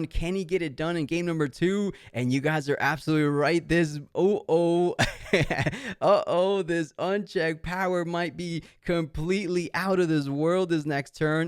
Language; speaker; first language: English; native; English